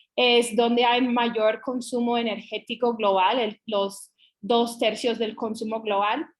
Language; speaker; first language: Spanish; non-native, fluent; English